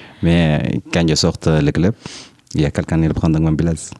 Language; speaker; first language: French; non-native, learner; Arabic